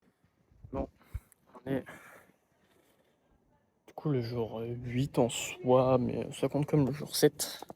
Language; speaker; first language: French; native; French